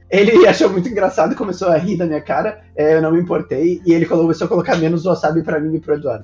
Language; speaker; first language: Portuguese; native; Portuguese